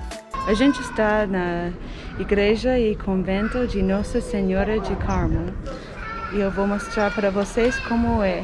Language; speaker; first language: Portuguese; non-native, fluent; English